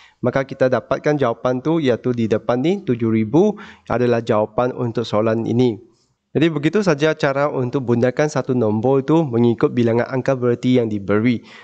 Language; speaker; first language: Malay; non-native, local second language; Chinese